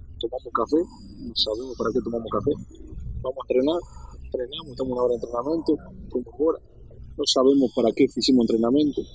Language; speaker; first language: Portuguese; non-native, learner; Spanish